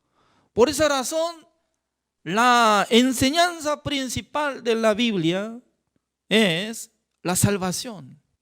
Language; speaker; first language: Spanish; non-native, fluent; Korean